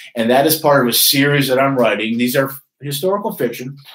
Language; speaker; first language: English; native; English